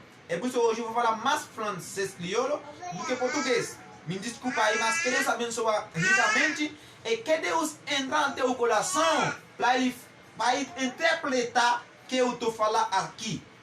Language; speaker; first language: Portuguese; non-native, learner; Haitian Creole